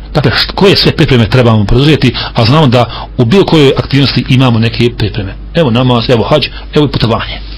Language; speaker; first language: Bosnian; native; Bosnian